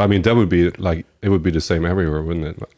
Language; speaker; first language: English; non-native, fluent; Norwegian